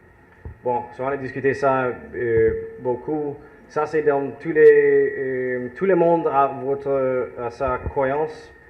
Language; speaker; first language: French; non-native, learner; English